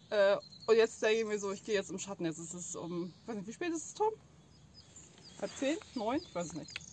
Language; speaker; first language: German; native; German